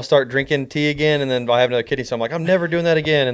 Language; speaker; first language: English; native; English